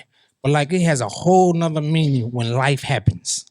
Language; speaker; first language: English; native; English